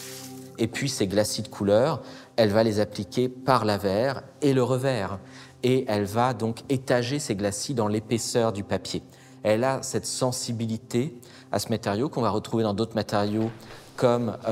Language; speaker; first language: French; native; French